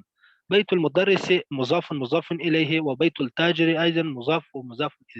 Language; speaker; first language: Arabic; non-native, learner; Pashto